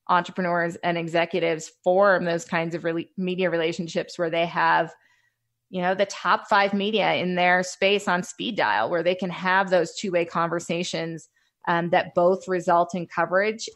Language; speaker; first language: English; native; English